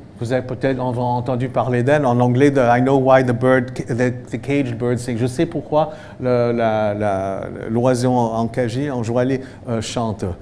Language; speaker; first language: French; non-native, fluent; English